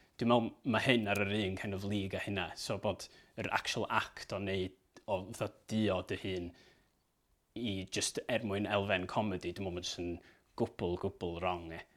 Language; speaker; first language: Welsh; native; Welsh